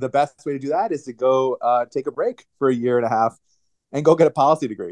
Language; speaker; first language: English; native; English